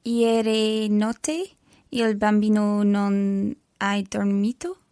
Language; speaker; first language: Italian; non-native, learner; English